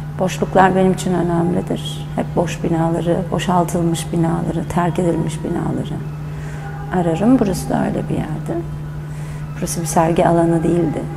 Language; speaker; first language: Turkish; early bilingual, heritage; German